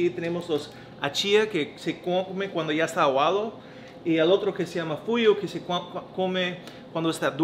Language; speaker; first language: Spanish; non-native, learner; English